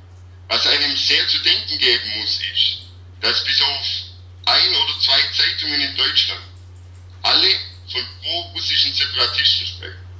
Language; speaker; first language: German; native; German